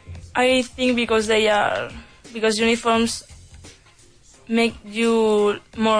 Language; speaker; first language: English; non-native, learner; Spanish